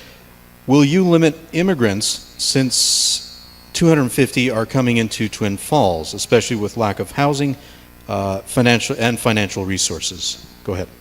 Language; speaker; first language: English; native; English